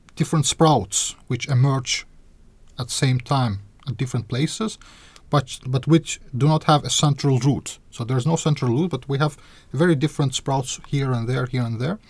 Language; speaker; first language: English; non-native, fluent; Azerbaijani